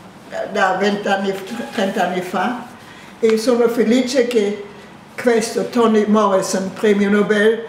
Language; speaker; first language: Italian; non-native, fluent; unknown